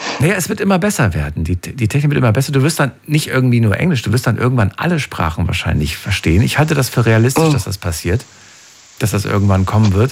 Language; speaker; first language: German; native; German